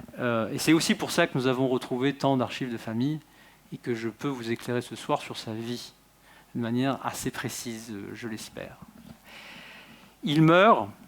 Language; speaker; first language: French; native; French